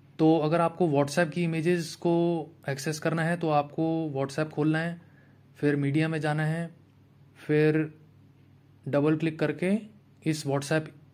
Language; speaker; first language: Hindi; native; Hindi